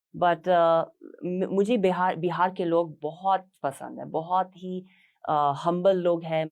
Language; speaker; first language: Hindi; non-native, fluent; English